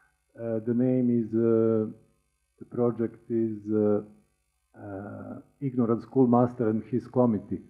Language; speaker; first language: English; non-native, learner; Serbian